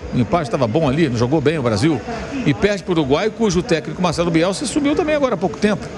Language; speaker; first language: Portuguese; native; Portuguese